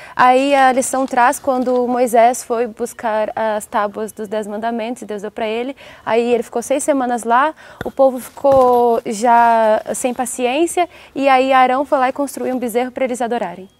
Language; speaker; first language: Portuguese; native; Portuguese